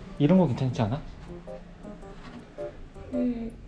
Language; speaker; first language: Korean; non-native, fluent; Japanese